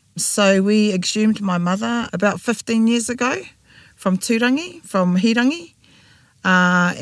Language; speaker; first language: English; native; English